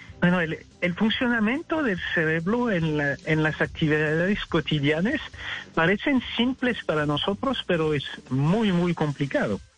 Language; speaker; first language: Spanish; non-native, fluent; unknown